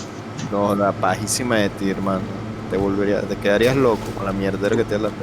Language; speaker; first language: Spanish; native; Spanish